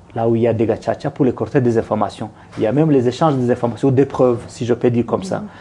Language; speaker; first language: French; non-native, local second language; Kinyarwanda